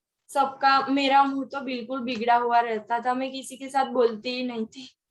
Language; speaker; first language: Hindi; non-native, local second language; Gujarati